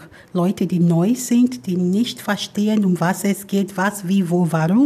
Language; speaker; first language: German; non-native, fluent; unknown